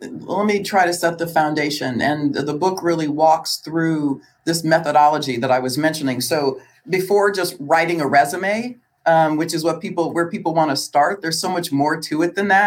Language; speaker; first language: English; native; English